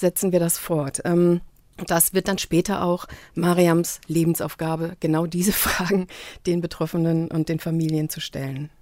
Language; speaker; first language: German; native; German